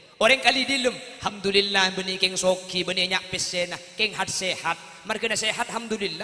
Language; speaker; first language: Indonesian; non-native, local second language; Madurese